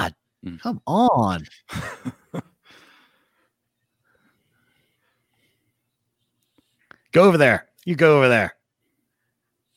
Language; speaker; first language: English; native; English